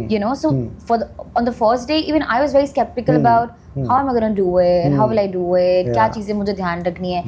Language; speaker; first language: English; non-native, local second language; Hindi